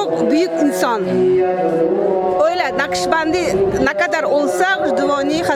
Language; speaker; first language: Turkish; non-native, learner; Uzbek